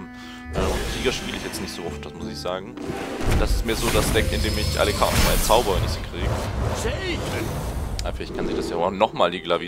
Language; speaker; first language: German; native; German